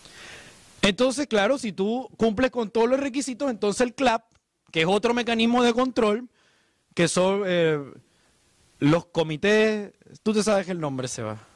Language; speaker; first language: Spanish; native; Spanish